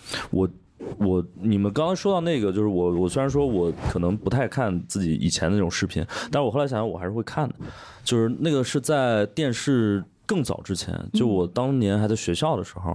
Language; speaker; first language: Chinese; native; Chinese